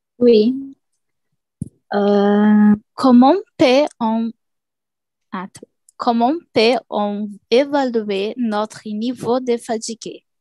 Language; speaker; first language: French; non-native, learner; Portuguese